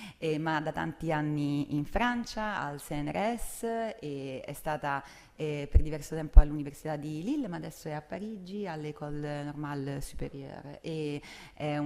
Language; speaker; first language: Italian; native; Italian